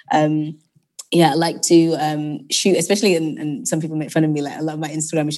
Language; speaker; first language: English; native; English